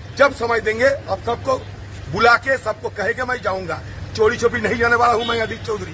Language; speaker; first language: Hindi; non-native, local second language; Bangla